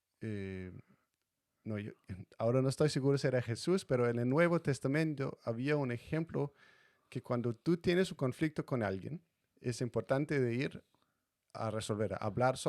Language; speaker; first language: Spanish; non-native, fluent; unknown